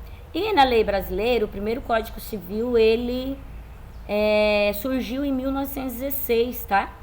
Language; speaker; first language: Portuguese; native; Portuguese